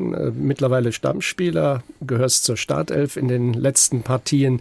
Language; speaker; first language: German; native; German